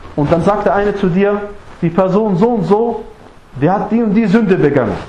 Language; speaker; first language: German; non-native, fluent; Arabic